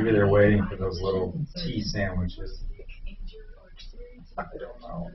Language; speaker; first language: English; native; English